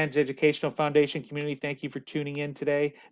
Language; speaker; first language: English; native; English